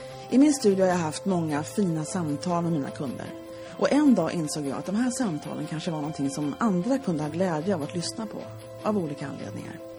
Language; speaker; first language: Swedish; native; Swedish